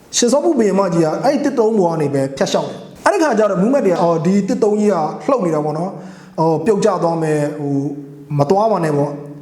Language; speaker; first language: Burmese; non-native, local second language; Mon